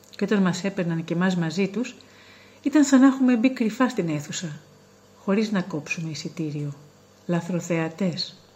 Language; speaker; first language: Greek; native; Greek